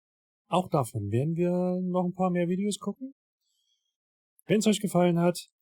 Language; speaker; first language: German; native; German